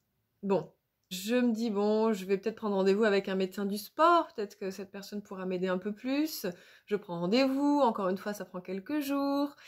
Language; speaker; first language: French; native; French